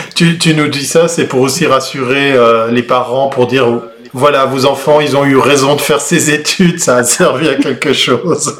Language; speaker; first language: French; native; French